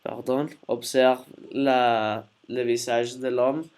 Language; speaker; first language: French; non-native, learner; Spanish